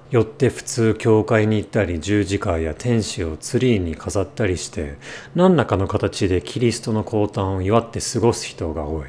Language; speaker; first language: Japanese; non-native, fluent; English